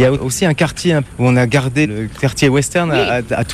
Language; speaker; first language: French; native; French